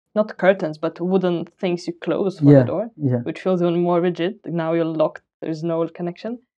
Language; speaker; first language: English; non-native, fluent; Russian